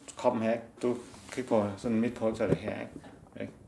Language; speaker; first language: Danish; non-native, learner; Chinese